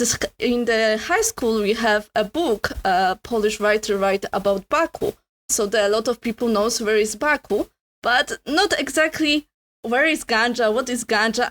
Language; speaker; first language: English; non-native, learner; Polish